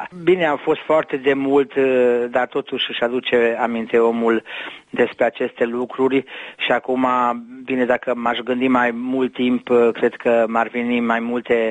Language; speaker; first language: Romanian; early bilingual, heritage; Romanian